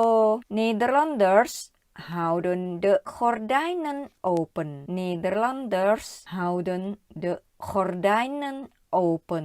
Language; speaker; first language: Dutch; non-native, learner; Thai